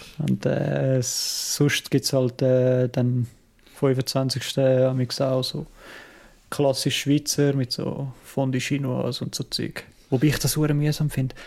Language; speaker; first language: German; native; German